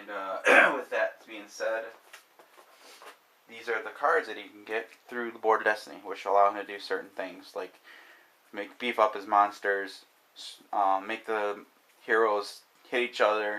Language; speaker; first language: English; native; English